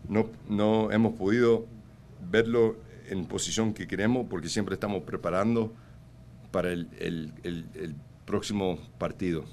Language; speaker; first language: Spanish; early bilingual, heritage; Spanish